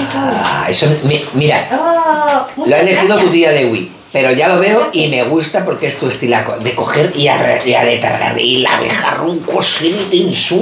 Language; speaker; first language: Spanish; native; Spanish